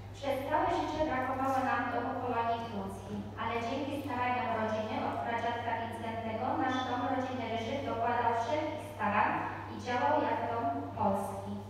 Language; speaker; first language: Polish; early bilingual, heritage; Polish